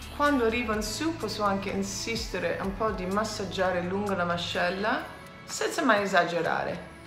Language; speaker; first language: Italian; non-native, fluent; English